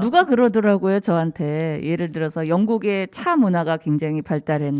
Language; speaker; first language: Korean; native; Korean